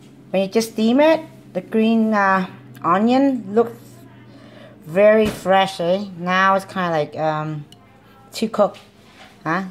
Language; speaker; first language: English; non-native, fluent; Vietnamese